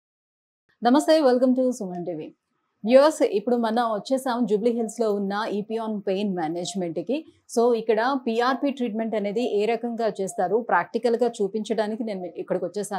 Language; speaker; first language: Telugu; native; Telugu